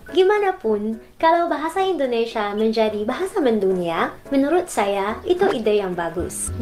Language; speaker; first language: Indonesian; non-native, learner; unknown